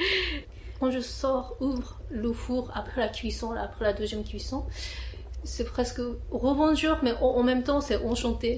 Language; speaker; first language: French; non-native, fluent; Japanese